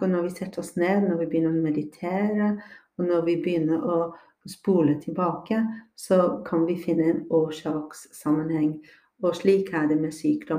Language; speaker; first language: Norwegian; non-native, fluent; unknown